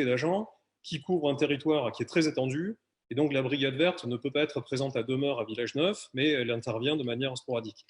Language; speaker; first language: French; native; French